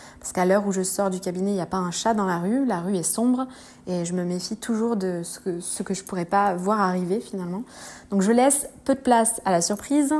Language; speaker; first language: French; native; French